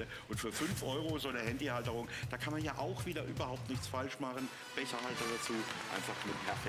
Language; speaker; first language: German; native; German